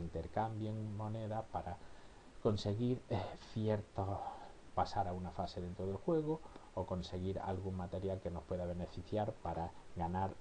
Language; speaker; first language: Spanish; native; Spanish